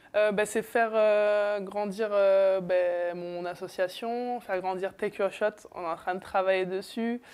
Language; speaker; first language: French; native; French